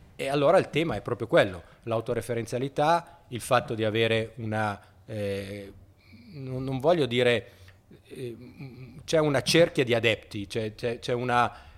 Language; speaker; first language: Italian; native; Italian